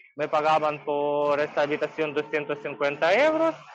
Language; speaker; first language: Spanish; non-native, fluent; Ukrainian